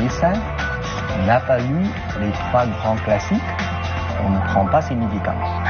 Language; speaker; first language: French; non-native, fluent; Chinese